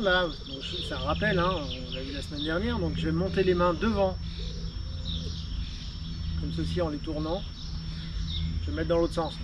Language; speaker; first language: French; native; French